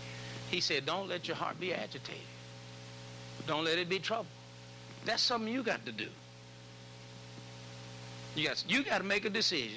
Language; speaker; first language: English; native; English